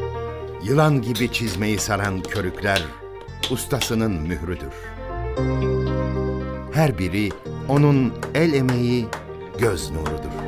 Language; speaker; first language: Turkish; native; Turkish